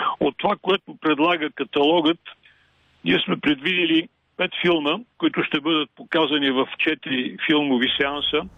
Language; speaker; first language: Bulgarian; native; Bulgarian